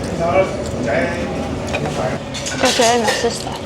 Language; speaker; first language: Korean; non-native, learner; Vietnamese